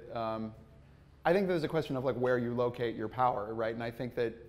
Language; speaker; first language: English; native; English